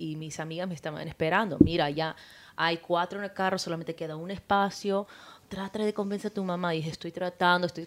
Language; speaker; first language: Spanish; early bilingual, heritage; Spanish